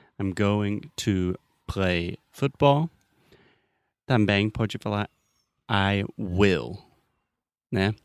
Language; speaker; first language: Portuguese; non-native, fluent; English